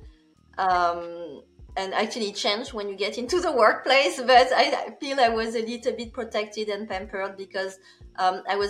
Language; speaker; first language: English; non-native, fluent; French